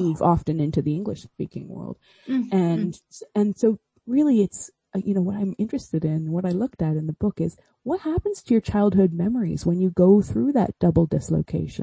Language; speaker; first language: English; native; English